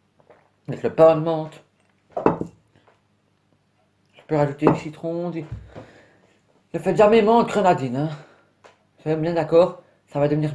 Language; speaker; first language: French; native; French